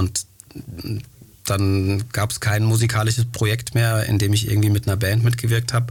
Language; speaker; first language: German; early bilingual, other home language; Greek